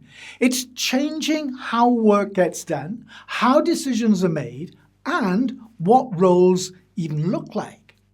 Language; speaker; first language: English; native; English